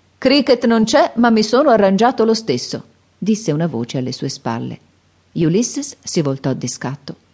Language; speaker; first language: Italian; native; Italian